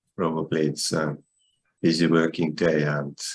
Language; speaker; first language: English; non-native, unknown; Estonian